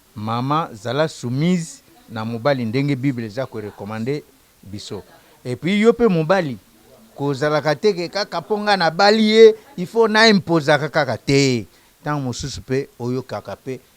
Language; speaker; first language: Lingala; non-native, local second language; Kituba (Democratic Republic of Congo)